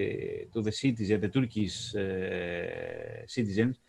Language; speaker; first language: English; non-native, fluent; Greek